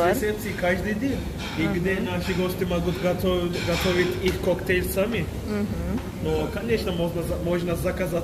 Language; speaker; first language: Russian; non-native, learner; Turkish